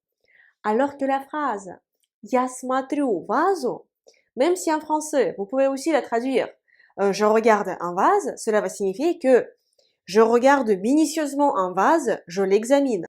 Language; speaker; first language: French; non-native, fluent; Russian